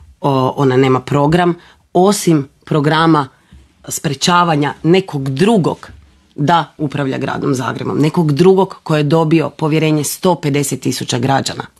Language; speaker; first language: Croatian; native; Croatian